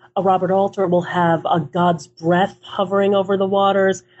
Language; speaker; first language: English; early bilingual, other home language; Hebrew